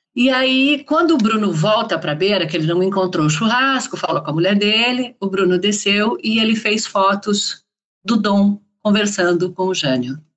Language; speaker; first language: Portuguese; native; Portuguese